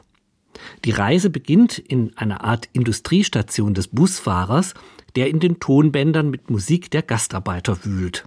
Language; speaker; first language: German; native; German